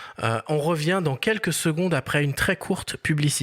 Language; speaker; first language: French; native; French